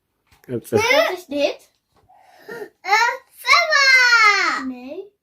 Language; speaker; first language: Dutch; non-native, learner; Tigrinya